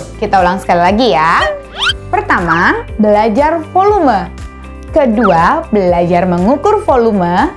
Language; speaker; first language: Indonesian; native; Indonesian